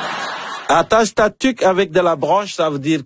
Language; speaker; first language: French; native; French